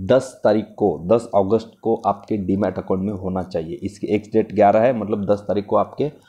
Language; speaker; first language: Hindi; non-native, local second language; Marathi